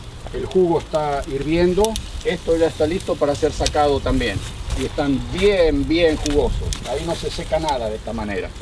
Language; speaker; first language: Spanish; native; Spanish